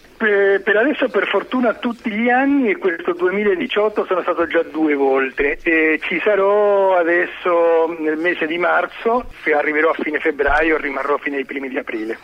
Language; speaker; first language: Italian; early bilingual, heritage; Spanish